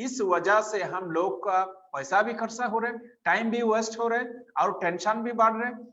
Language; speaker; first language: Hindi; non-native, fluent; Bangla